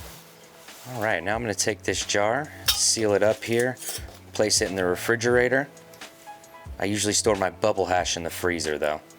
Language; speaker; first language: English; native; English